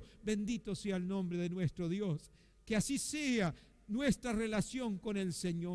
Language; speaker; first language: Spanish; native; Spanish